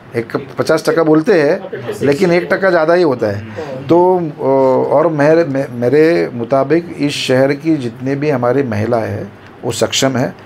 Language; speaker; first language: Hindi; non-native, local second language; Marathi